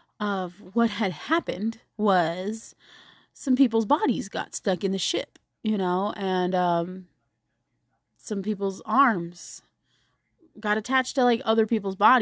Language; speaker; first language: English; native; English